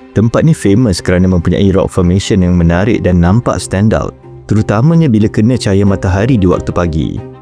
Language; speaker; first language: Malay; native; Malay